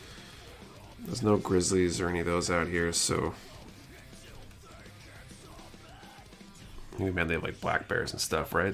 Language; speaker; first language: English; native; English